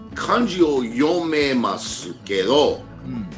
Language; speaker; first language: Japanese; non-native, learner; English